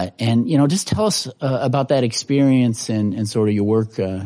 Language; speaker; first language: English; native; English